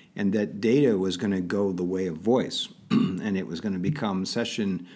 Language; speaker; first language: English; native; English